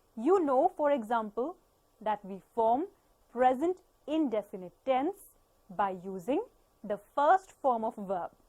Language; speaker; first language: English; non-native, local second language; Punjabi